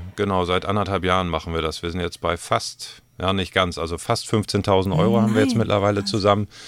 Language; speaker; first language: German; native; German